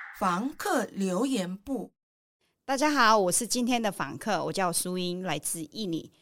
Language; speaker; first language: Chinese; non-native, fluent; Hakka Chinese